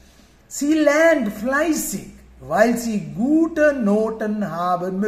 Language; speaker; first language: German; non-native, fluent; Sinhala